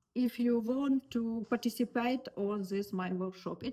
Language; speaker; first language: English; non-native, learner; Ukrainian